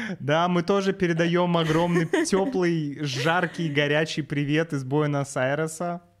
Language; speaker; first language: Russian; native; Russian